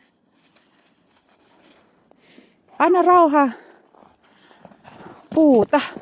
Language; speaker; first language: Finnish; non-native, learner; Filipino